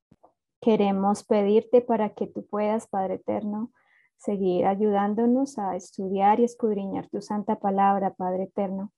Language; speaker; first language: Spanish; native; Spanish